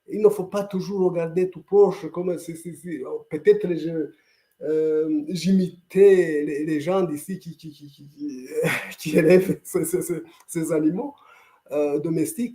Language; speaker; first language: French; non-native, local second language; Kinyarwanda